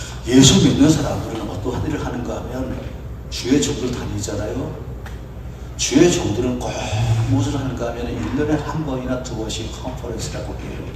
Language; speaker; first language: Korean; native; Korean